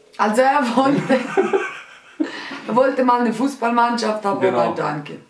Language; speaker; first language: German; early bilingual, other home language; Albanian